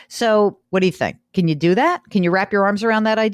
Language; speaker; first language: English; native; English